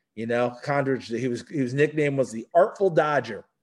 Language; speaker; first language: English; native; English